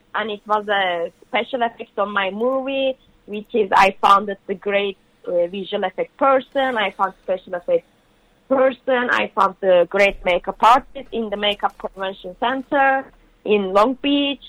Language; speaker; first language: English; non-native, learner; Turkish